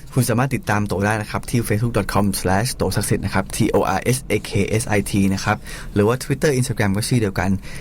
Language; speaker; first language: Thai; native; Thai